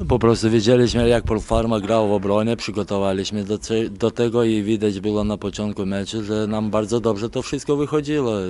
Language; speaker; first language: Polish; non-native, fluent; Lithuanian